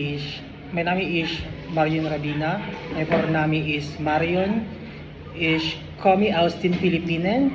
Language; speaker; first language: German; non-native, learner; Cebuano